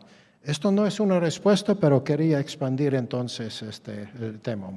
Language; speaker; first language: Spanish; non-native, fluent; English